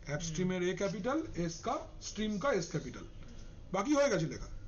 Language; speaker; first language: Hindi; non-native, local second language; Bangla